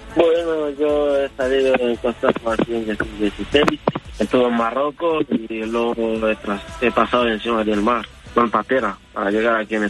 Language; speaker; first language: Spanish; non-native, fluent; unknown